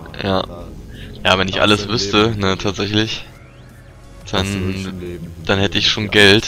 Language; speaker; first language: German; native; German